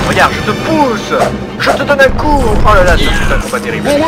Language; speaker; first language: French; native; French